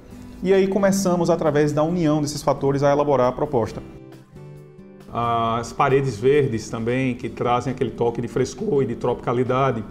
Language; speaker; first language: Portuguese; native; Portuguese